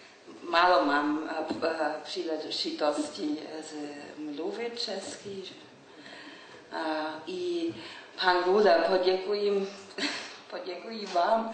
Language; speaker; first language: Czech; non-native, learner; German